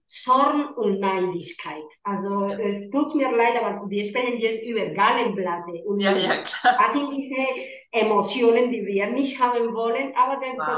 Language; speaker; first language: German; non-native, learner; Spanish